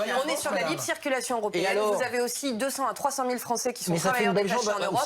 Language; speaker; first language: French; native; French